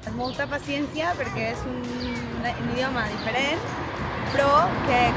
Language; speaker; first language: Catalan; non-native, fluent; Spanish